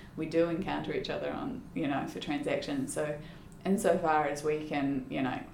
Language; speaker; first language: English; native; English